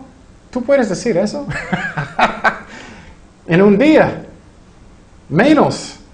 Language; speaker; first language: Spanish; non-native, fluent; English